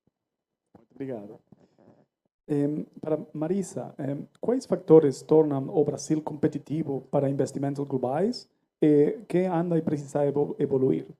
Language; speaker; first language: Portuguese; non-native, fluent; Spanish